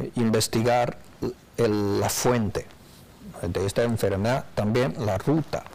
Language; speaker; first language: Spanish; non-native, fluent; Chinese